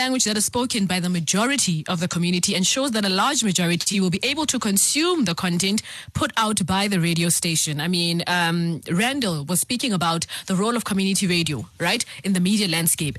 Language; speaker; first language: English; non-native, local second language; Zulu